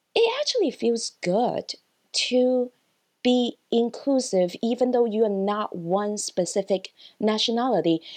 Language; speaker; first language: English; non-native, local second language; Cantonese